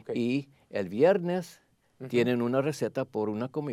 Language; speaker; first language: Spanish; early bilingual, heritage; Spanish